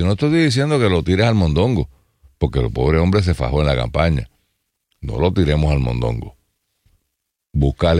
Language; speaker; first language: Spanish; native; Spanish